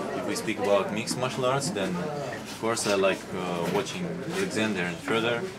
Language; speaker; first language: English; non-native, fluent; Russian